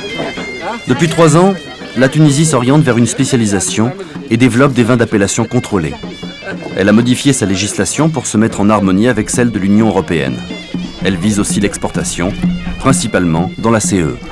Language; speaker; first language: French; native; French